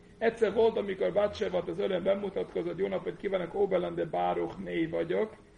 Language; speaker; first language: Hungarian; non-native, fluent; English